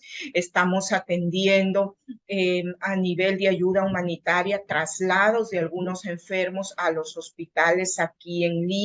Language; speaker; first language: Spanish; native; Spanish